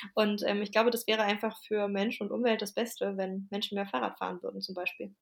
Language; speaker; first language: German; native; German